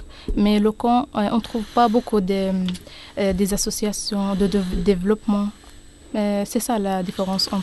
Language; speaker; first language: French; non-native, learner; Arabic